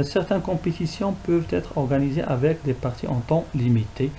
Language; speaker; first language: French; non-native, local second language; Arabic